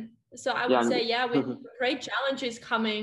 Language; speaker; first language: English; non-native, fluent; Finnish